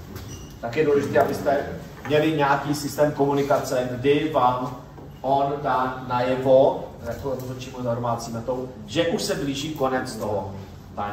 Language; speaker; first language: Czech; native; Czech